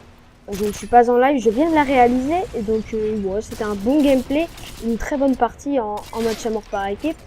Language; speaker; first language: French; native; French